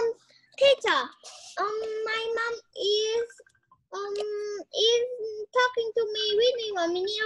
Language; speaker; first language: English; non-native, learner; Vietnamese